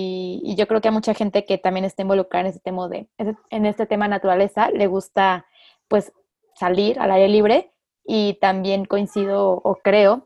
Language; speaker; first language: Spanish; native; Spanish